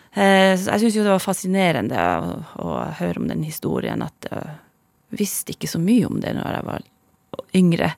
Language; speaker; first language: Norwegian; non-native, local second language; Northern Sami